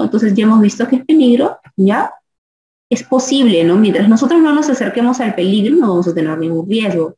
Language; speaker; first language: Spanish; native; Spanish